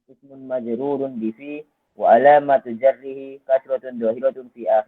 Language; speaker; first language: Arabic; non-native, learner; Indonesian